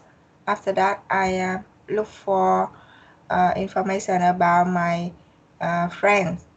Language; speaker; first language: English; non-native, learner; Vietnamese